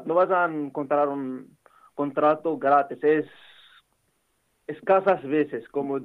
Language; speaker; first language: Spanish; non-native, learner; Arabic